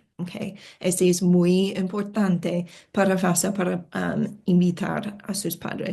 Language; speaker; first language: Spanish; non-native, fluent; English